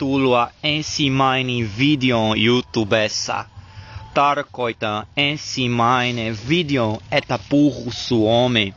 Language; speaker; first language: Finnish; non-native, learner; Portuguese